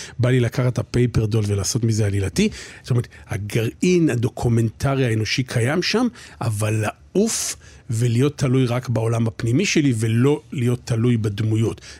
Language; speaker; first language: Hebrew; native; Hebrew